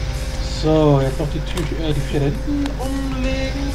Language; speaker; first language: German; native; German